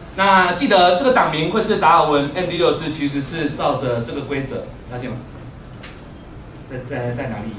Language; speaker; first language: Chinese; native; Chinese